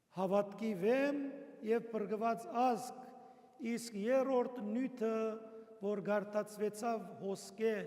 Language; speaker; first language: Armenian; native; Armenian